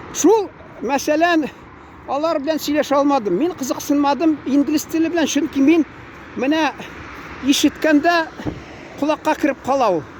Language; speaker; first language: Tatar; early bilingual, heritage; Tatar